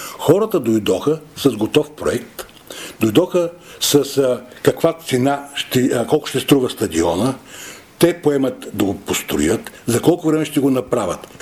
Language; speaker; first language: Bulgarian; native; Bulgarian